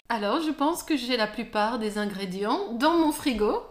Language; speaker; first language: French; non-native, fluent; English